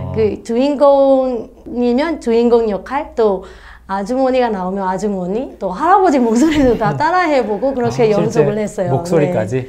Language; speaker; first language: Korean; non-native, fluent; Burmese